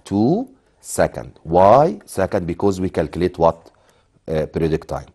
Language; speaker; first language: English; non-native, fluent; Arabic